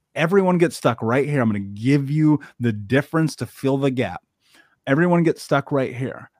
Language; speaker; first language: English; native; English